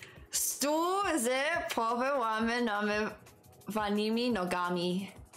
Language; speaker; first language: Polish; non-native, learner; Chinese